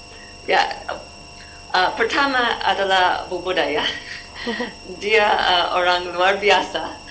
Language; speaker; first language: Indonesian; non-native, learner; English